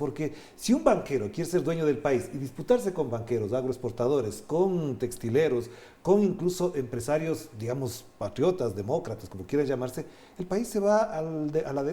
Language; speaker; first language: Spanish; native; Spanish